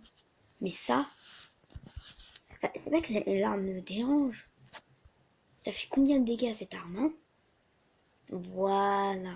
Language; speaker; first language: French; native; French